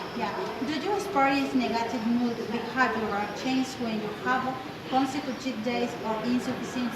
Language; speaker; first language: English; non-native, learner; Spanish